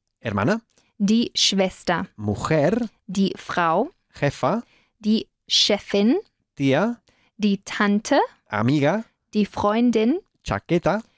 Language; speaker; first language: German; non-native, fluent; Spanish